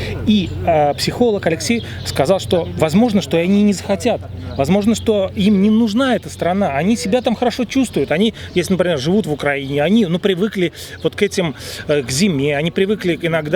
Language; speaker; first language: Russian; native; Russian